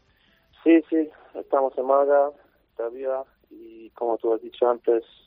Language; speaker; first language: Spanish; non-native, fluent; Polish